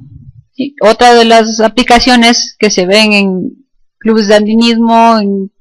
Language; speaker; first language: Spanish; native; Spanish